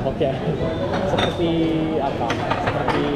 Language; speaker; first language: Indonesian; non-native, learner; English